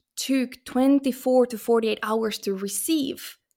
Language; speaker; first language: English; non-native, fluent; Finnish